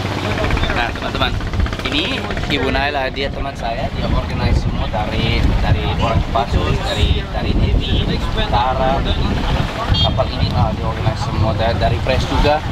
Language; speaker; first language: Indonesian; non-native, fluent; English